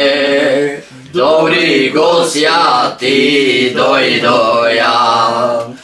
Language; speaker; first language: Macedonian; native; Macedonian